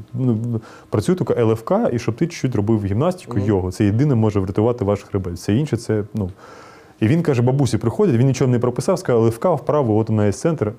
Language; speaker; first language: Ukrainian; non-native, local second language; Russian